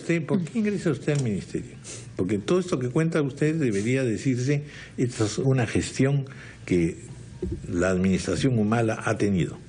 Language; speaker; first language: Spanish; native; Spanish